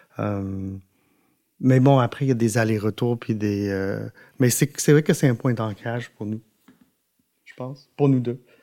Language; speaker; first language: French; non-native, local second language; English